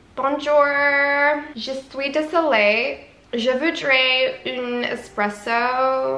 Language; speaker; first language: French; non-native, learner; English